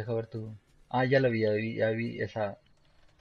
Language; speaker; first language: Spanish; non-native, fluent; Portuguese